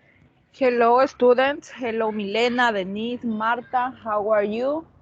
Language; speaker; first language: English; non-native, fluent; Spanish